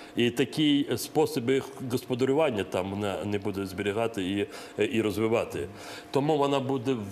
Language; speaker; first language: Ukrainian; non-native, local second language; Crimean Tatar